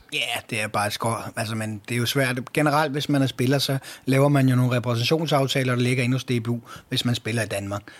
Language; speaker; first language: Danish; native; Danish